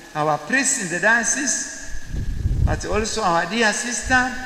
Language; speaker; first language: English; non-native, local second language; Swahili